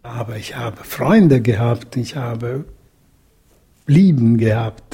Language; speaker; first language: German; non-native, fluent; Hungarian